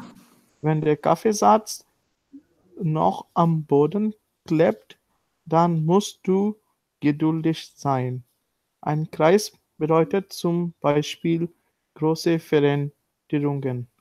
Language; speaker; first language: German; non-native, learner; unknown